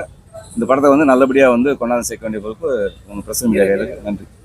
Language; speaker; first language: Tamil; native; Tamil